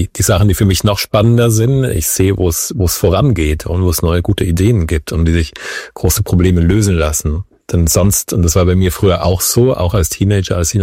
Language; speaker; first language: German; native; German